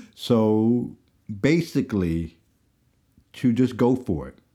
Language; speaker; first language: English; native; English